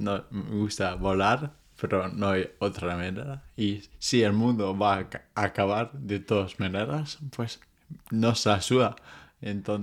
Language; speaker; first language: Spanish; non-native, fluent; English